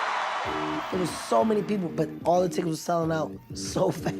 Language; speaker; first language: English; native; English